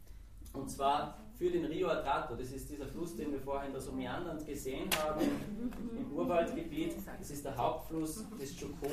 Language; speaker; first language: German; native; German